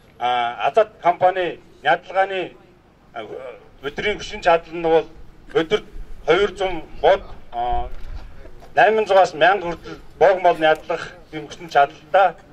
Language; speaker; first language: Mongolian; non-native, local second language; Kazakh